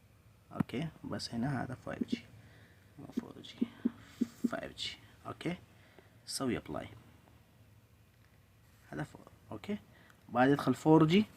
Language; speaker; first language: Arabic; non-native, learner; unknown